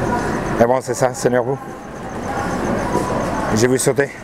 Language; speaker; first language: French; non-native, learner; Spanish